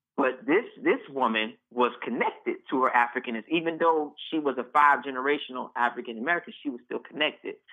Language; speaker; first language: English; native; English